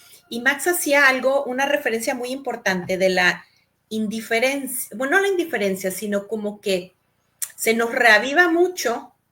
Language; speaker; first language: Spanish; native; Spanish